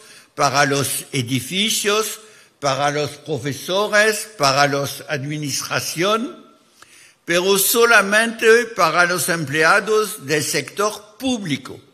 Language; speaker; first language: Spanish; non-native, fluent; French